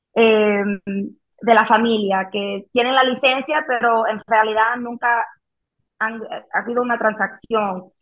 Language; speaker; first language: Spanish; early bilingual, heritage; Spanish